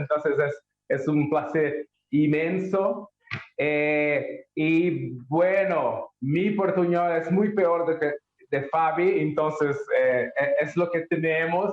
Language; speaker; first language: Spanish; non-native, learner; Portuguese